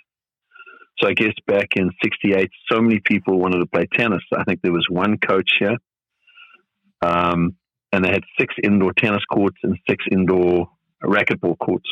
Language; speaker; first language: English; native; English